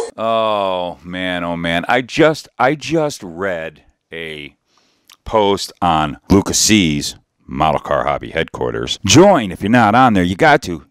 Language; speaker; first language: English; native; English